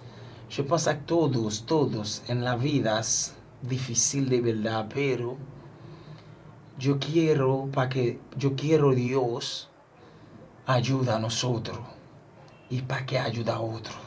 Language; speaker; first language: Spanish; non-native, learner; Haitian Creole